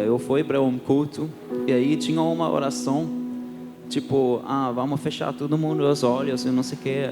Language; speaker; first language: Portuguese; early bilingual, heritage; Portuguese